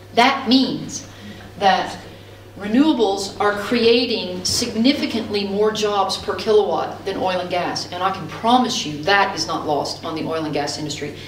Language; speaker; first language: English; native; English